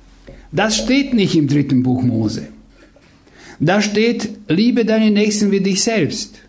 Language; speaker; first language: German; non-native, fluent; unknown